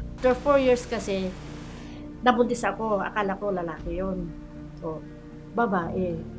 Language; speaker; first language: Filipino; non-native, local second language; Iloko